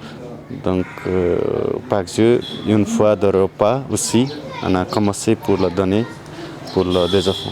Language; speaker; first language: French; non-native, learner; Nepali